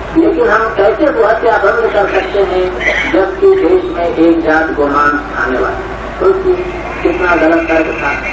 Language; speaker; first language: Hindi; native; Hindi